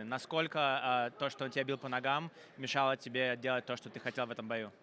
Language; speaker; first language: Russian; native; Russian